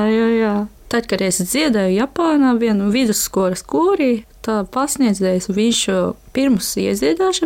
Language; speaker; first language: Latvian; non-native, learner; Japanese